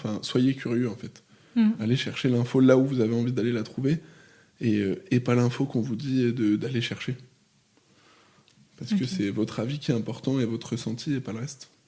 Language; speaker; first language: French; native; French